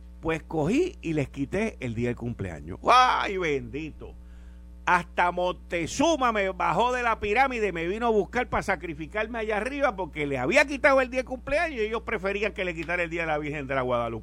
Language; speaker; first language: Spanish; native; Spanish